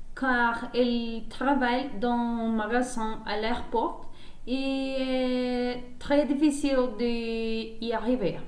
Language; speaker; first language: French; non-native, learner; Spanish